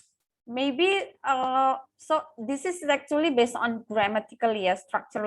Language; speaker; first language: English; non-native, local second language; Indonesian